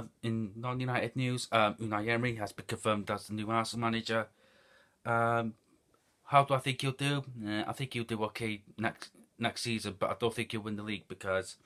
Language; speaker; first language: English; native; English